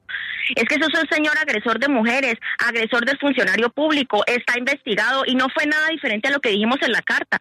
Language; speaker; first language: Spanish; native; Spanish